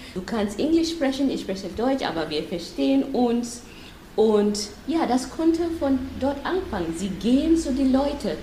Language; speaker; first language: German; non-native, fluent; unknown